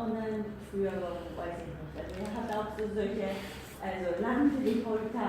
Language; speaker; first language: German; non-native, learner; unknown